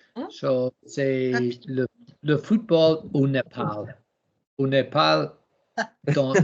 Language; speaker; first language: French; non-native, learner; English